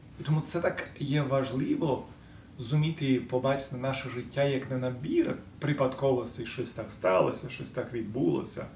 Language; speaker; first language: Ukrainian; native; Ukrainian